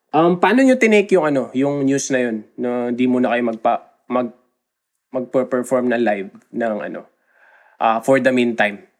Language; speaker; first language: Filipino; native; Filipino